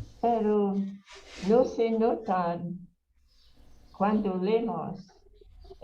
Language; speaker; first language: Spanish; non-native, learner; English